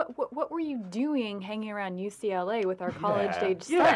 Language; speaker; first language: English; non-native, fluent; Turkish